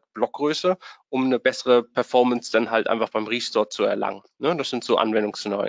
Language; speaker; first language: German; native; German